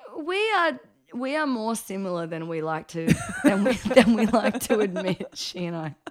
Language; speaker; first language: English; early bilingual, other home language; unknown